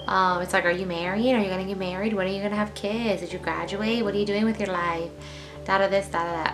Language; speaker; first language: English; native; English